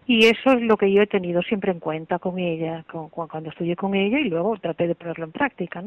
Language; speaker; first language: Spanish; native; Spanish